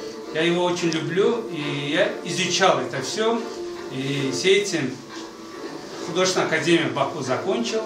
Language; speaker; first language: Russian; non-native, fluent; Azerbaijani